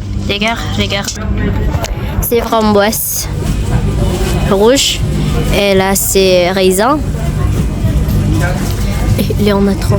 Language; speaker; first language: French; non-native, learner; Indonesian